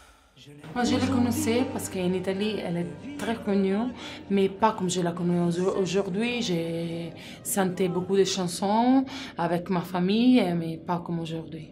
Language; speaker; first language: French; non-native, fluent; Italian